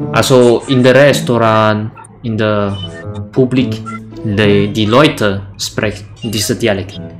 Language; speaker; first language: German; non-native, learner; Indonesian